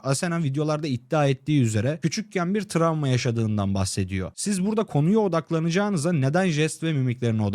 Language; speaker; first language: Turkish; native; Turkish